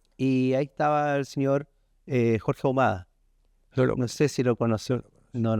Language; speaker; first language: Spanish; native; Spanish